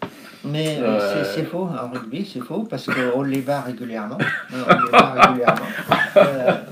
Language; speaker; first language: French; non-native, fluent; Arabic